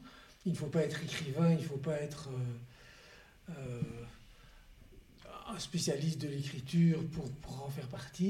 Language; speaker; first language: French; native; French